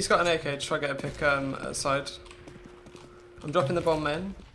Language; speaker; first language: English; native; English